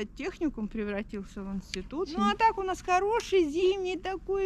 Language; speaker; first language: Russian; native; Russian